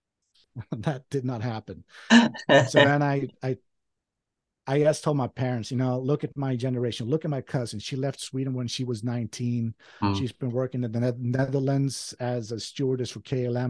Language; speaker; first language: English; non-native, fluent; Swedish